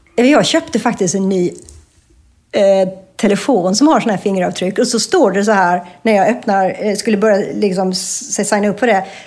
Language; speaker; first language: Swedish; native; Swedish